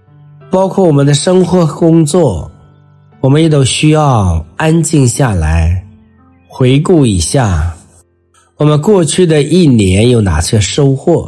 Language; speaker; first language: Chinese; native; Chinese